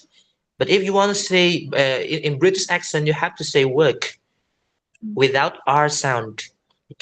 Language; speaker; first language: English; non-native, fluent; Indonesian